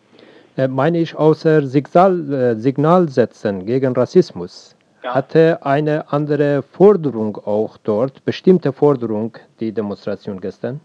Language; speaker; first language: German; non-native, learner; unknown